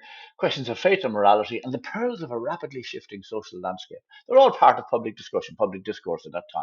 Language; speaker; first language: English; native; English